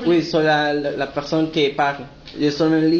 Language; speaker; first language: French; non-native, learner; Spanish